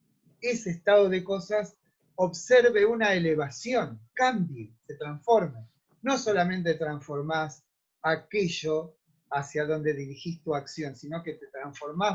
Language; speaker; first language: Spanish; native; Spanish